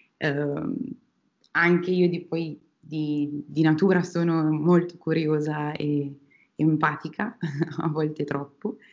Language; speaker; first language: Italian; native; Italian